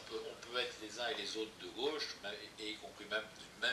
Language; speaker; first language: French; native; French